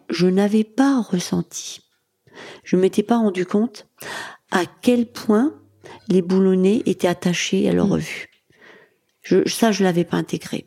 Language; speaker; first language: French; native; French